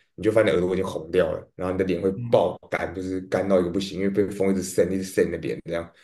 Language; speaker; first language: Chinese; native; Chinese